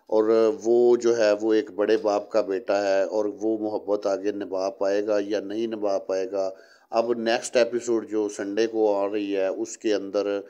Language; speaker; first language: Urdu; non-native, local second language; Punjabi